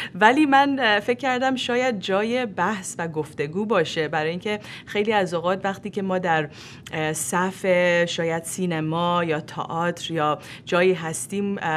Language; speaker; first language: Persian; native; Persian